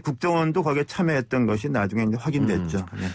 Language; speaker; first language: Korean; native; Korean